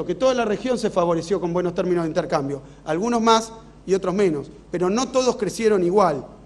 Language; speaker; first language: Spanish; native; Spanish